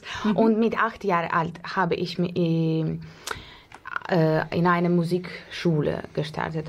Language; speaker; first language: German; non-native, learner; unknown